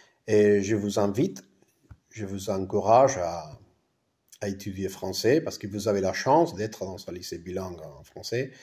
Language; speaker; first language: French; non-native, fluent; Spanish